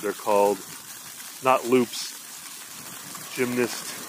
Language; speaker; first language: English; native; English